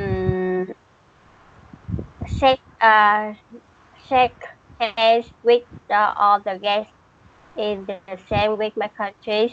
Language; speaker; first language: English; non-native, learner; Vietnamese